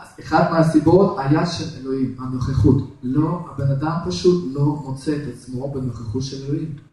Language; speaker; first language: Hebrew; non-native, fluent; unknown